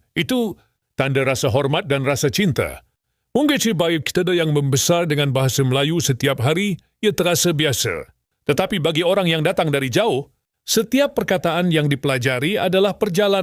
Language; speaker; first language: Malay; native; Malay